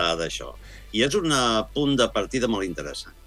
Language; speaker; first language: Catalan; native; Catalan